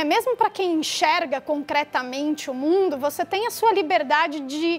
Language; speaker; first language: Portuguese; native; Portuguese